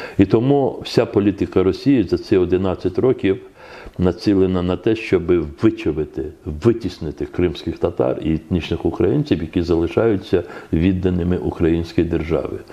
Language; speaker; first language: Ukrainian; non-native, local second language; Crimean Tatar